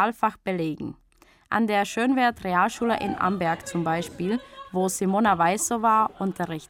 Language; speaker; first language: German; native; German